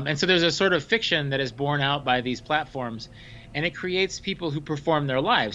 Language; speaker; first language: English; native; English